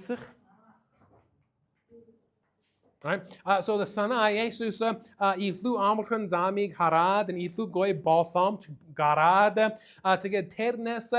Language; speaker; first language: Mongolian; non-native, learner; English